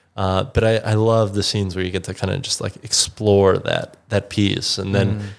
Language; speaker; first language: English; native; English